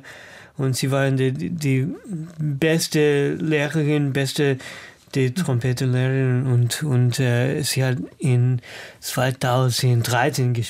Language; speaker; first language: German; non-native, learner; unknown